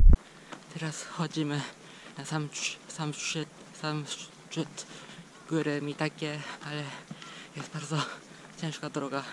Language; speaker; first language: Polish; non-native, fluent; Japanese